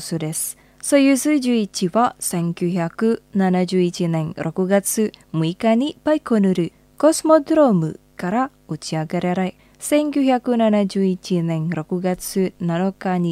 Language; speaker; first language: Japanese; non-native, fluent; Indonesian